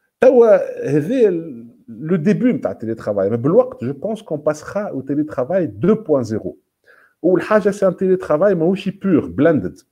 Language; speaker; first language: French; non-native, local second language; Arabic